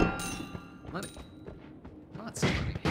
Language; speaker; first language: English; native; English